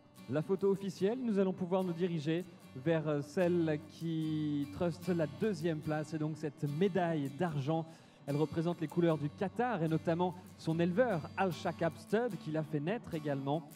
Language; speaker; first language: French; native; French